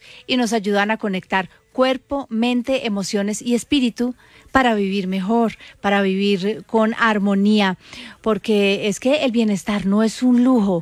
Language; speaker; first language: Spanish; native; Spanish